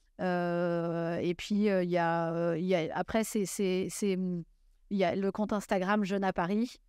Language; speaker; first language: French; native; French